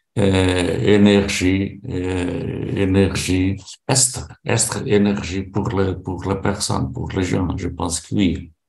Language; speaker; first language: French; non-native, learner; Portuguese